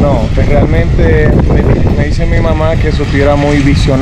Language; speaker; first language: Spanish; native; Spanish